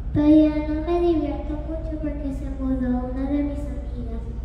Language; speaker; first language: Spanish; early bilingual, other home language; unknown